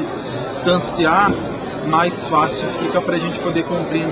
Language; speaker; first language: Portuguese; native; Portuguese